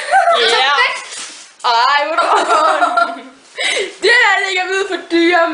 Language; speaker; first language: Danish; native; Danish